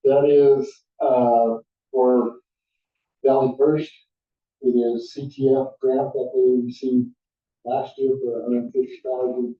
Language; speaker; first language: English; native; English